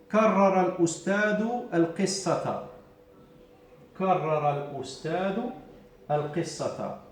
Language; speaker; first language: Arabic; non-native, fluent; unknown